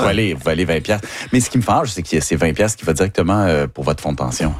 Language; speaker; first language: French; native; French